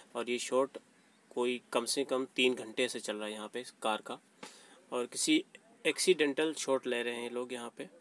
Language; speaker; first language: Hindi; native; Hindi